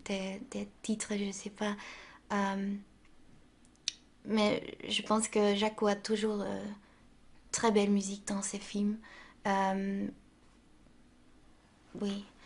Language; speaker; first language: French; non-native, local second language; Dutch